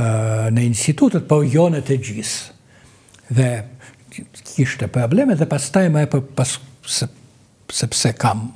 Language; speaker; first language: Albanian; non-native, fluent; Russian